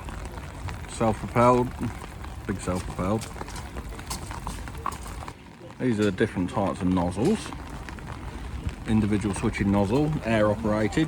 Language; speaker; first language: English; native; English